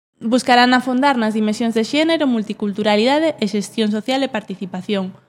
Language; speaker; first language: Galician; non-native, local second language; Spanish